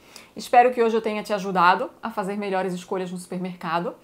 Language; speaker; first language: Portuguese; native; Portuguese